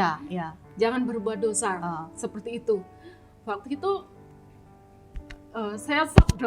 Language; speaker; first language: Indonesian; non-native, local second language; Javanese